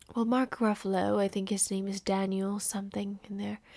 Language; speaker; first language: English; non-native, fluent; Indonesian